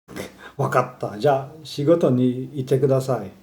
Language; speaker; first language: Japanese; non-native, fluent; Portuguese